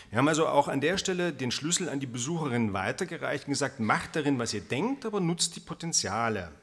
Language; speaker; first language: German; native; German